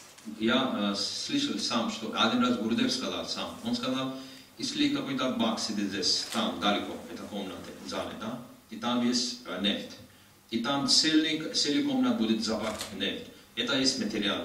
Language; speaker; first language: Russian; non-native, learner; Hindi